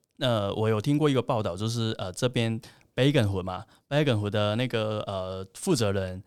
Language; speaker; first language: Chinese; non-native, local second language; Cantonese